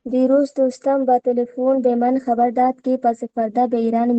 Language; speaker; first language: Persian; non-native, learner; Urdu